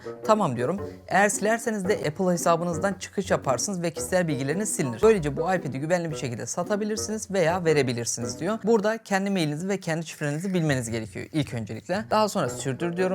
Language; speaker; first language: Turkish; native; Turkish